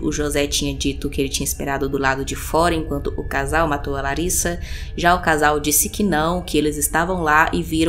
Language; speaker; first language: Portuguese; native; Portuguese